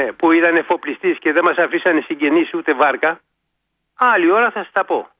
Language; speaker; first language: Greek; native; Greek